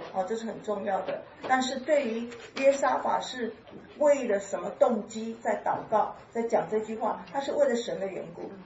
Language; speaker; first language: Chinese; native; Chinese